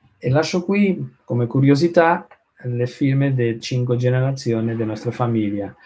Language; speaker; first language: Italian; non-native, learner; Spanish